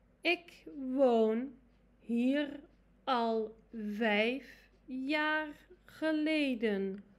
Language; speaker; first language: Dutch; non-native, fluent; Arabic